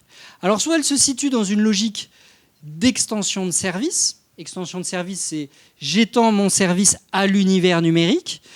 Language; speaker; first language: French; native; French